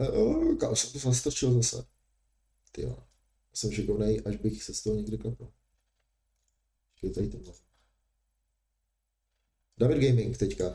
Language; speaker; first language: Czech; native; Czech